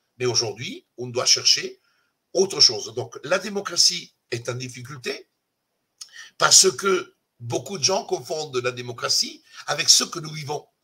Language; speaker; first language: French; non-native, fluent; Italian